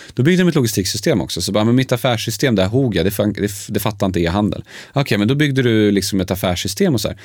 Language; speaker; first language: Swedish; early bilingual, other home language; Polish